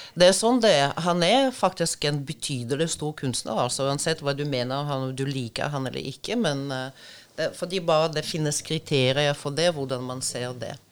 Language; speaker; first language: Norwegian; non-native, fluent; Russian